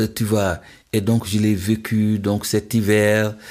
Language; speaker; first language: French; non-native, local second language; Wolof